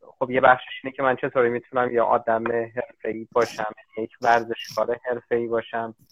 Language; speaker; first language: Persian; native; Persian